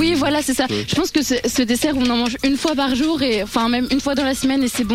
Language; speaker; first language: French; native; French